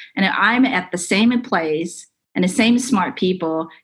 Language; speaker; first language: English; non-native, fluent; Japanese